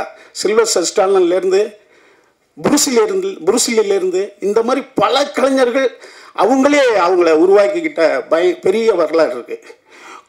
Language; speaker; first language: Tamil; native; Tamil